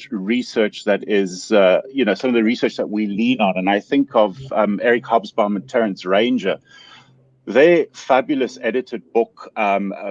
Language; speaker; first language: English; native; English